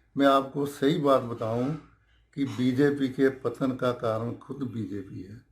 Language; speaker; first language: Hindi; non-native, local second language; Punjabi